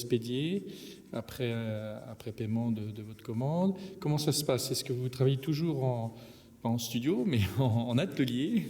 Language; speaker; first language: French; native; French